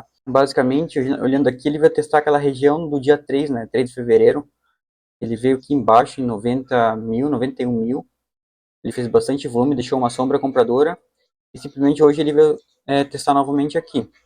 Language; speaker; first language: Portuguese; native; Portuguese